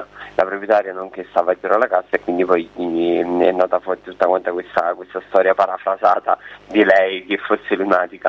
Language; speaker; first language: Italian; native; Italian